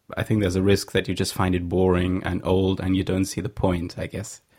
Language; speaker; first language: English; non-native, fluent; German